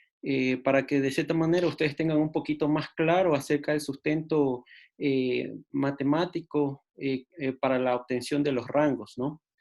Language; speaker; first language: Spanish; native; Spanish